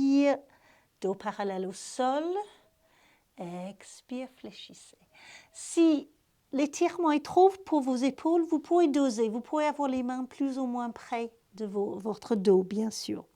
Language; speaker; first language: French; native; French